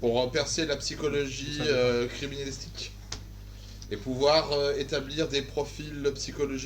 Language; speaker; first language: French; native; French